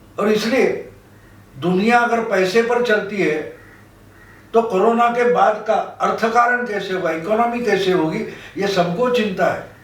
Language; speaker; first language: Hindi; non-native, local second language; Marathi